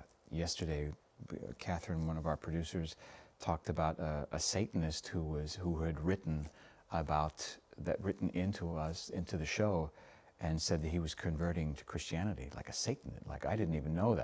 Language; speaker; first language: English; native; English